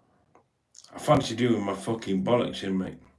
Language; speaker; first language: English; native; English